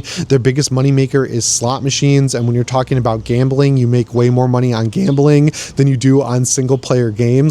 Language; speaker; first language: English; native; English